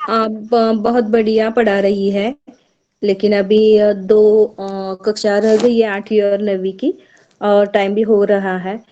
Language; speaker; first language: Hindi; non-native, local second language; Marathi